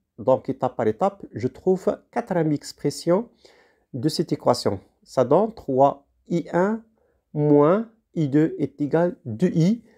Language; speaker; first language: French; non-native, local second language; Arabic